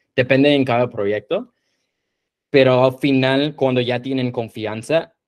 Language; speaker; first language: Spanish; non-native, fluent; English